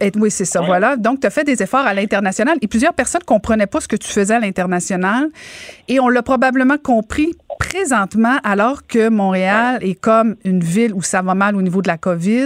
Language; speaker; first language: French; native; French